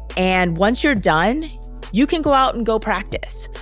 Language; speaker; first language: English; native; English